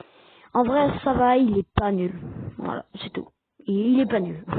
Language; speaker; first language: French; native; French